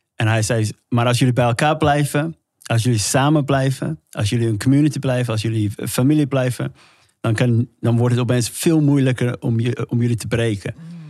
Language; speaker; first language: Dutch; early bilingual, other home language; Somali